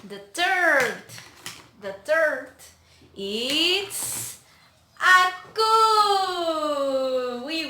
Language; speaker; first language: English; non-native, learner; Spanish